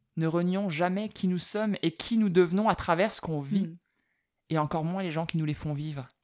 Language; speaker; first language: French; native; French